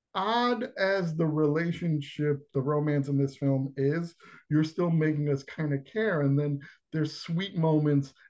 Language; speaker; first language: English; native; English